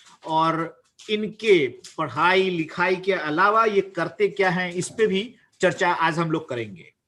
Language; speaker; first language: Hindi; native; Hindi